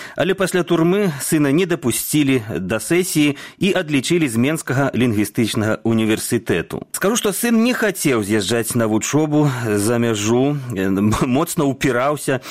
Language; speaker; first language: Belarusian; native; Belarusian